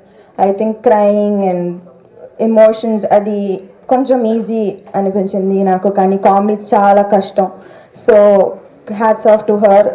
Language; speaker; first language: Telugu; non-native, fluent; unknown